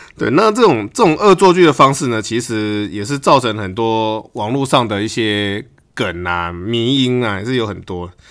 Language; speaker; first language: Chinese; native; Chinese